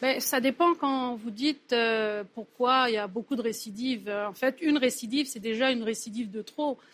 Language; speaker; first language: French; native; French